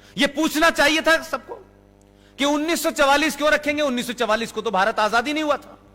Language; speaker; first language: Hindi; native; Hindi